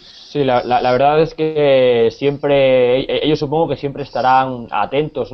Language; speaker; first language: Spanish; native; Spanish